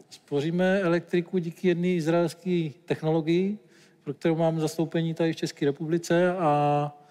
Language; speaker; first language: Czech; native; Czech